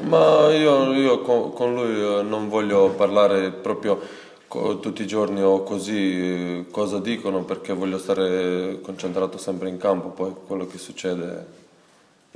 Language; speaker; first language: Italian; non-native, fluent; Serbian